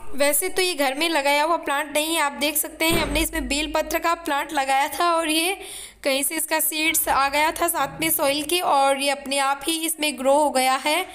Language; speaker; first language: Hindi; native; Hindi